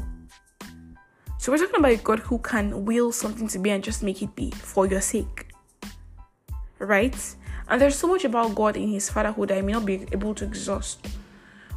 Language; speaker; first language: English; non-native, local second language; Igbo